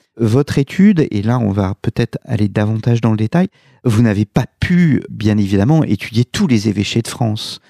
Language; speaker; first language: French; native; French